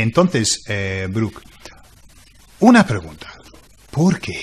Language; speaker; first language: Spanish; non-native, fluent; English